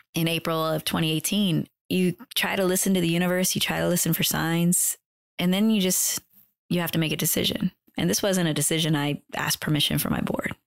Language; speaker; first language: English; native; English